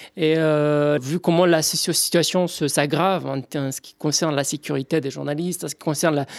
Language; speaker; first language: French; non-native, fluent; Romanian